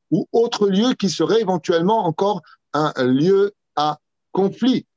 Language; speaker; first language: French; native; French